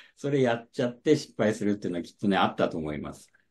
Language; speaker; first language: Japanese; native; Japanese